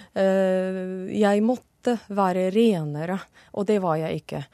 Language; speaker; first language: Norwegian; non-native, fluent; Arabic